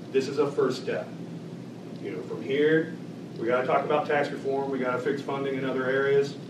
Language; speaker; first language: English; native; English